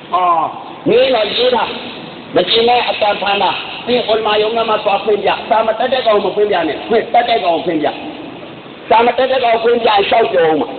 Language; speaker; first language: Burmese; non-native, local second language; Rohingya